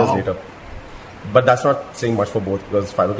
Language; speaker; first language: English; non-native, local second language; Gujarati